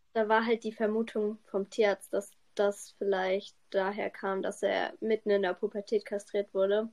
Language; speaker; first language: German; native; German